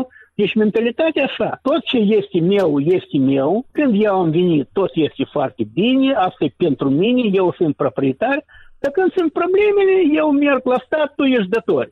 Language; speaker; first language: Romanian; non-native, local second language; Russian